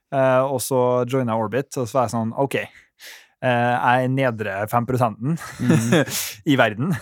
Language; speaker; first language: Norwegian; native; Norwegian